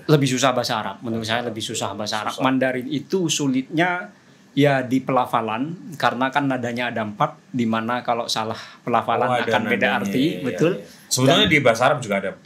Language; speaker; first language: Indonesian; non-native, local second language; Madurese